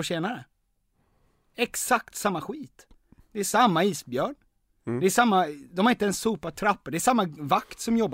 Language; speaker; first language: Swedish; native; Swedish